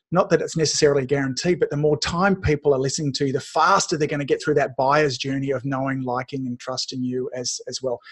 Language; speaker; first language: English; native; English